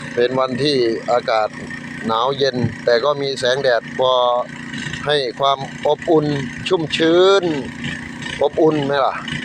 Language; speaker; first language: Thai; native; Thai